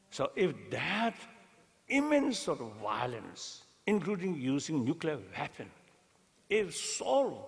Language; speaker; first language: English; non-native, learner; Tibetan